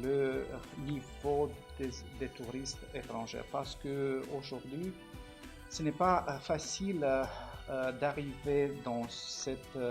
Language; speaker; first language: French; non-native, fluent; Romanian